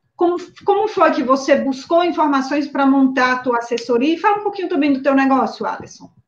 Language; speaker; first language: Portuguese; native; Portuguese